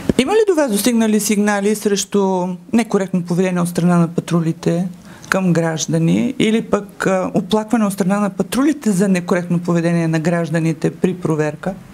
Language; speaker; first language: Bulgarian; native; Bulgarian